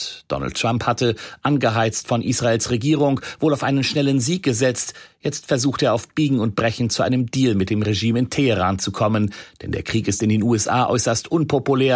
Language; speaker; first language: German; native; German